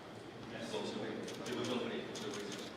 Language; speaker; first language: French; non-native, learner; Indonesian